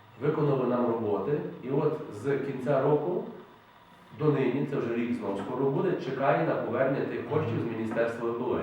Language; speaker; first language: Ukrainian; native; Ukrainian